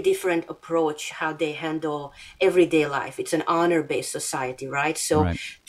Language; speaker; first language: English; non-native, fluent; Hungarian